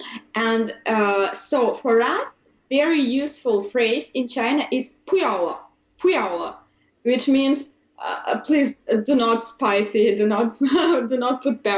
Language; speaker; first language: English; non-native, fluent; Russian